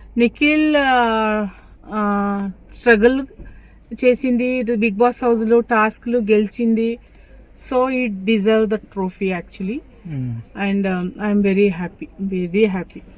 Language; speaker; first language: Telugu; non-native, learner; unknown